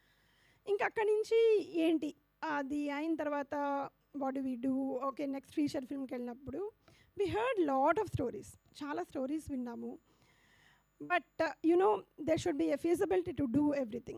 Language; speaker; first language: Telugu; native; Telugu